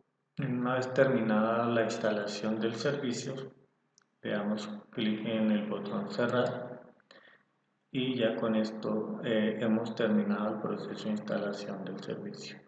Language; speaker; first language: Spanish; native; Spanish